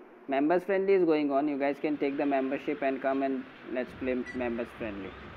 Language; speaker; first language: English; non-native, local second language; Bangla